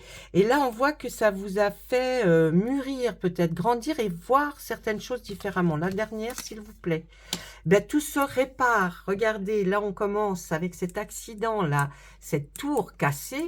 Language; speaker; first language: French; native; French